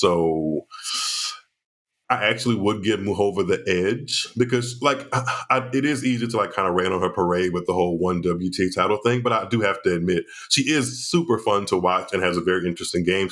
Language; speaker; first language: English; native; English